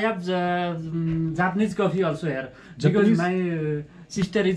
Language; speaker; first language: English; non-native, learner; Nepali